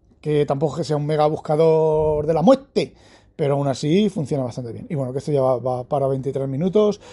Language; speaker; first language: Spanish; native; Spanish